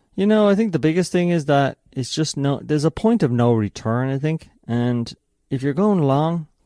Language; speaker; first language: English; native; English